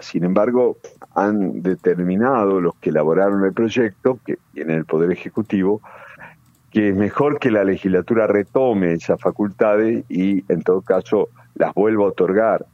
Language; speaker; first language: Spanish; native; Spanish